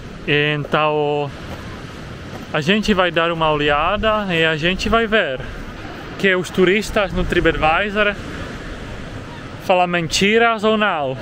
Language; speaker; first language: Portuguese; non-native, fluent; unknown